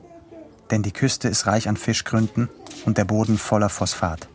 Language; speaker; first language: German; native; German